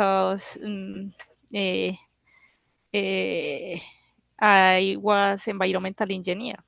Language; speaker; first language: English; non-native, learner; Spanish